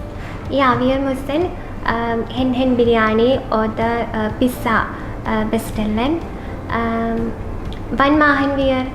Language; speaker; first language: German; non-native, learner; Malayalam